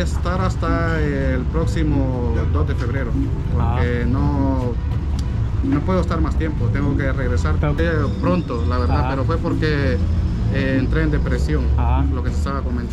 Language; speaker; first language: Spanish; native; Spanish